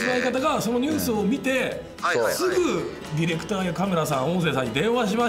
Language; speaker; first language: Japanese; native; Japanese